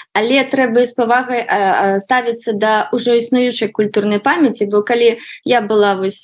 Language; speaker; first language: Belarusian; native; Belarusian